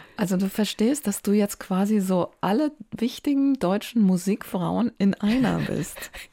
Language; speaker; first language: German; native; German